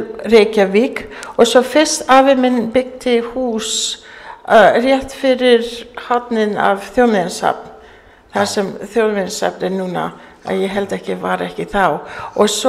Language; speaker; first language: Icelandic; early bilingual, heritage; English